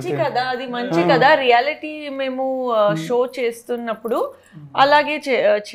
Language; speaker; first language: Telugu; non-native, fluent; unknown